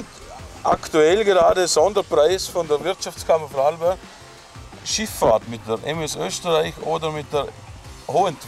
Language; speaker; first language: German; native; German